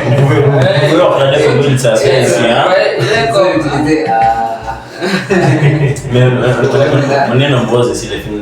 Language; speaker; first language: French; non-native, learner; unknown